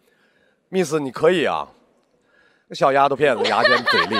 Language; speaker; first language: Chinese; native; Chinese